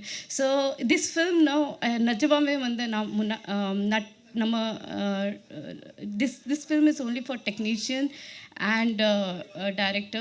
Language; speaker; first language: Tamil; non-native, learner; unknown